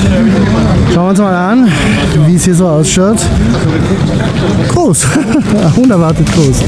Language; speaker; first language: German; native; German